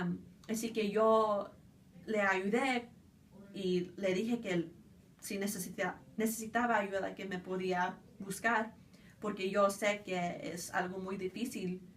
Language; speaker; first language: Spanish; early bilingual, other home language; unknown